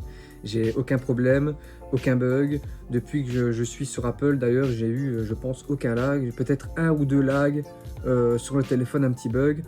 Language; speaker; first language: French; native; French